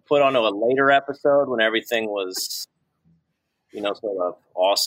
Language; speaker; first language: English; native; English